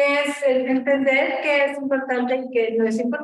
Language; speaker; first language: Spanish; native; Spanish